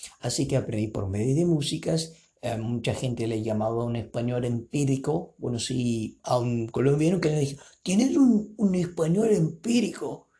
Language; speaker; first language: Spanish; non-native, fluent; Portuguese